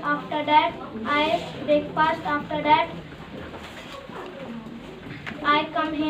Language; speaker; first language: English; non-native, learner; Hindi